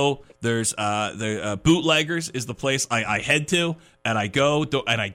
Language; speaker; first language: English; native; English